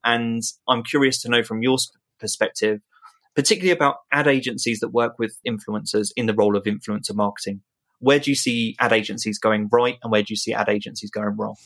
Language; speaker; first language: English; native; English